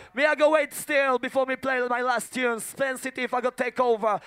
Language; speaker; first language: English; non-native, fluent; Polish